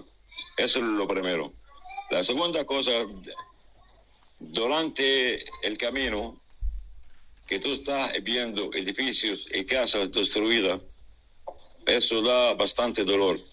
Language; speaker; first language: Spanish; non-native, fluent; Arabic